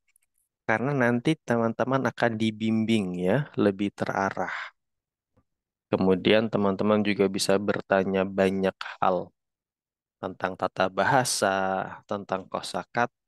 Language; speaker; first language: Indonesian; native; Indonesian